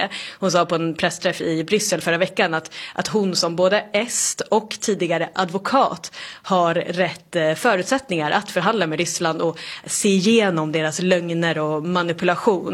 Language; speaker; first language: Swedish; native; Swedish